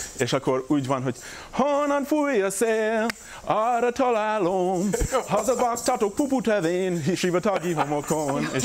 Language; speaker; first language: Hungarian; non-native, fluent; English